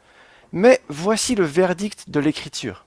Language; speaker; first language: French; native; French